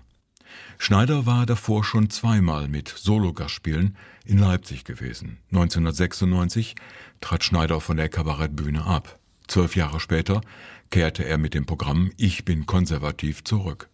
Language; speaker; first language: German; native; German